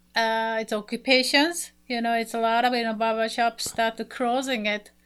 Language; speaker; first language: English; non-native, fluent; Japanese